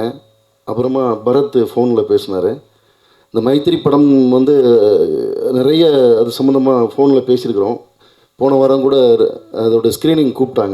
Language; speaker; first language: Tamil; native; Tamil